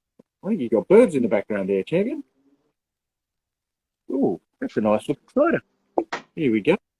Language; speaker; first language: English; native; English